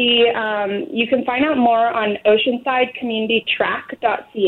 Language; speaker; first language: English; native; English